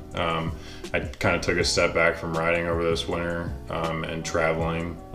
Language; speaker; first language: English; native; English